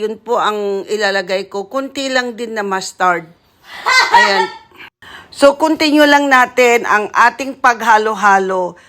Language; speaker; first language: Filipino; non-native, local second language; Iloko